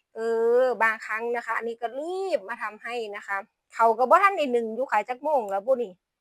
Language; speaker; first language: Thai; non-native, local second language; Lao